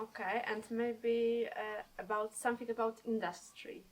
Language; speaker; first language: English; non-native, learner; Polish